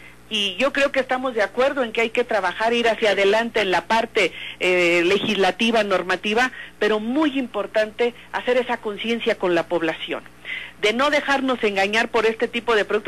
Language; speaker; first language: Spanish; native; Spanish